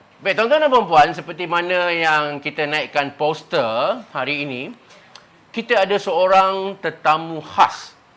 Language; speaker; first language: Malay; native; Malay